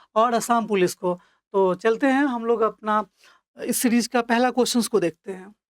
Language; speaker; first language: Hindi; non-native, local second language; Assamese